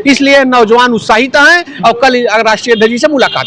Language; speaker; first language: Hindi; native; Hindi